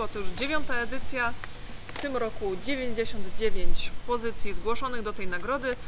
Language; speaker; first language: Polish; native; Polish